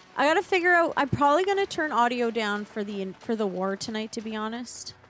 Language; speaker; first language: English; native; English